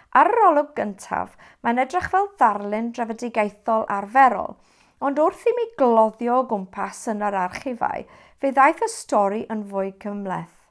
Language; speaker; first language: Welsh; non-native, local second language; English